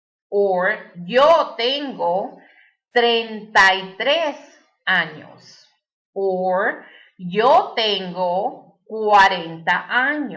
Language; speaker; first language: Spanish; early bilingual, heritage; Spanish